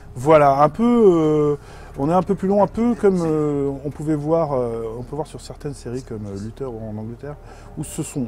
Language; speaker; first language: French; native; French